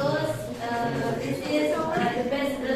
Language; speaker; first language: English; non-native, learner; Indonesian